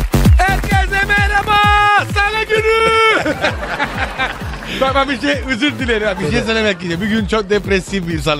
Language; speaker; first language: Turkish; non-native, learner; Italian